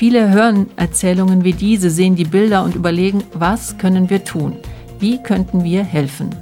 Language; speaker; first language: German; native; German